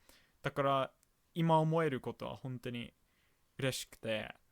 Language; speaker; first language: Japanese; non-native, fluent; English